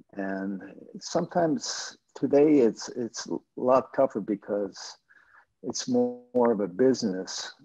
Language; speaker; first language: English; non-native, fluent; Japanese